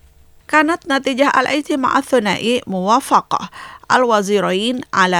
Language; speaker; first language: Arabic; non-native, fluent; Indonesian